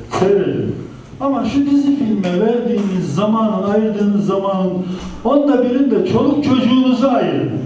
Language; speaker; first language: Turkish; native; Turkish